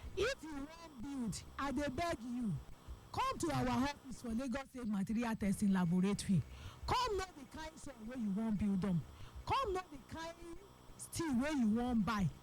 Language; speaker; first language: Nigerian Pidgin; non-native, local second language; Yoruba